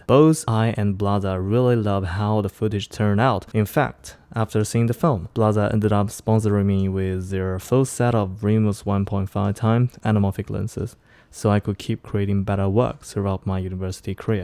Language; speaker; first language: English; non-native, fluent; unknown